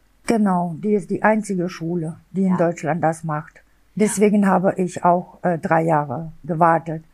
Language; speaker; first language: German; non-native, local second language; Albanian